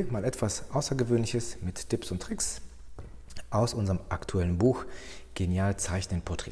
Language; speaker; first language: German; native; German